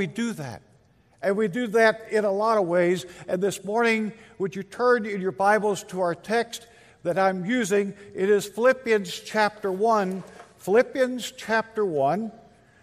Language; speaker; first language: English; native; English